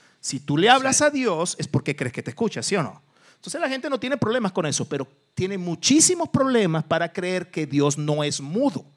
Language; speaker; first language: Spanish; early bilingual, other home language; Portuguese